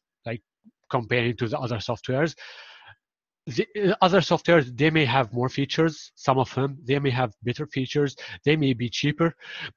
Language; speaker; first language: English; non-native, fluent; Arabic